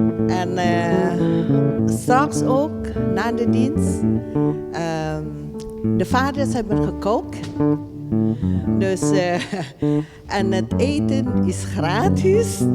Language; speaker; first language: Dutch; non-native, learner; Indonesian